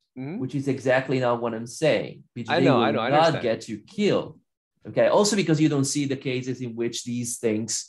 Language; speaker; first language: English; non-native, fluent; Italian